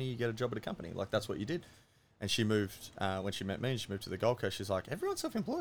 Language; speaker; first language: English; native; English